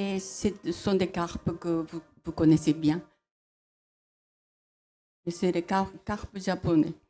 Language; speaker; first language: French; non-native, fluent; Japanese